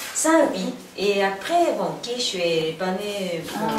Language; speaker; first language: French; non-native, fluent; Japanese